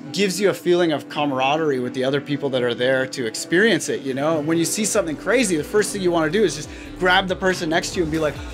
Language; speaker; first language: English; native; English